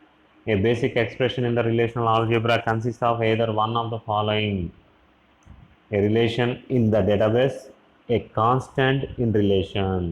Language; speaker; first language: English; non-native, local second language; Telugu